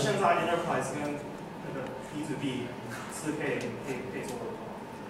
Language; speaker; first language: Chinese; early bilingual, heritage; English